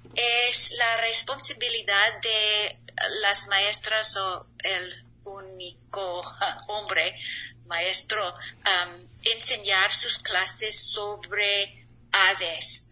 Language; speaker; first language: Spanish; non-native, learner; English